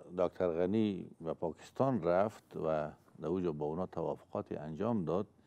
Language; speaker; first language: Persian; native; Persian